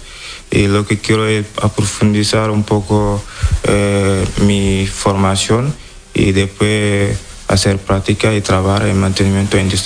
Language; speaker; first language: Spanish; non-native, learner; Wolof